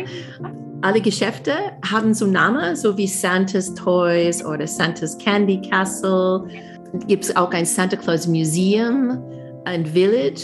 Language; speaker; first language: German; non-native, fluent; English